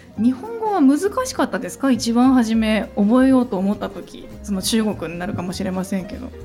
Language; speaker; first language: Japanese; native; Japanese